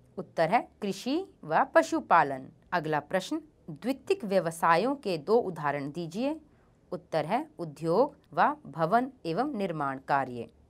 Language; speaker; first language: Hindi; native; Hindi